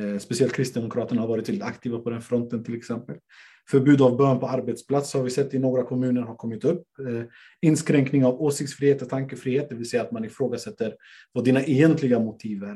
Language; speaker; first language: Swedish; native; Swedish